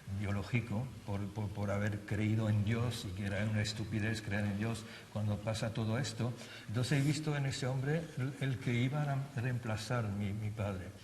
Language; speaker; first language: Spanish; non-native, fluent; German